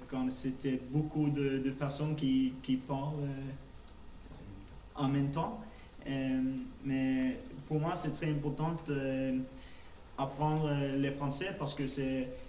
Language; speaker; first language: French; non-native, learner; Norwegian